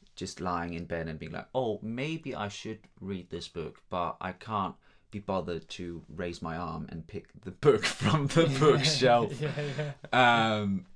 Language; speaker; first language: English; non-native, fluent; Danish